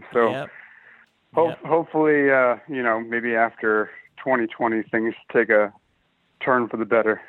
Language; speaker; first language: English; native; English